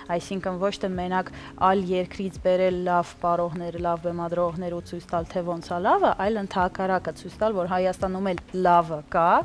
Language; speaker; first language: Armenian; early bilingual, heritage; Armenian